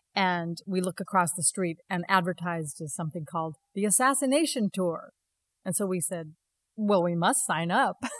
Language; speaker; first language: English; native; English